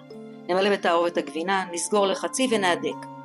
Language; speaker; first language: Hebrew; native; Hebrew